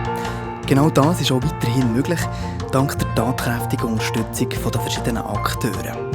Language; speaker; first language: German; native; German